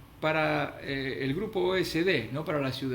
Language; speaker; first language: Spanish; native; Spanish